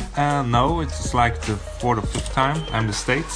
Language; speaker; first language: English; non-native, learner; Luxembourgish